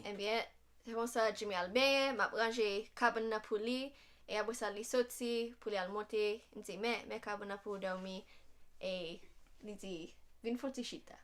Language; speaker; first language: Haitian Creole; non-native, fluent; English